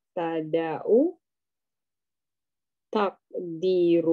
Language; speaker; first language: Arabic; non-native, learner; Indonesian